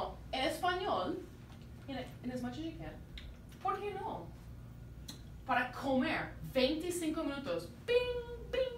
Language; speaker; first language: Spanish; non-native, fluent; English